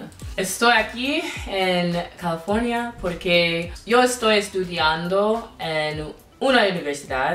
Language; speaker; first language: Spanish; non-native, learner; English